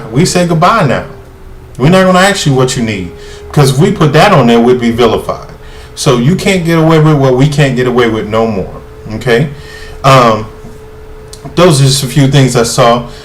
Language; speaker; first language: English; native; English